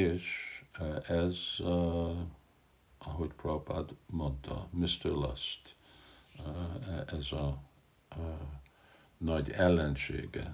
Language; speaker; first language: Hungarian; non-native, fluent; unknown